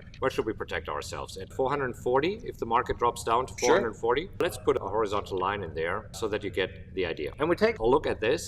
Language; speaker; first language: English; non-native, fluent; German